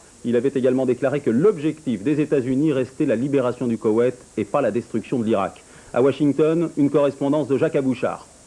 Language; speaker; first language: French; native; French